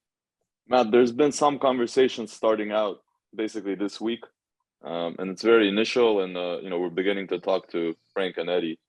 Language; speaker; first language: English; non-native, fluent; Russian